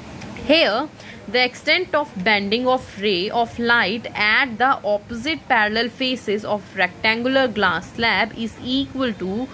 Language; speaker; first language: English; non-native, local second language; Hindi